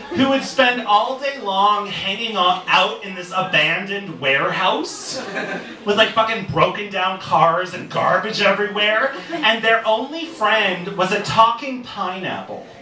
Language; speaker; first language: English; native; English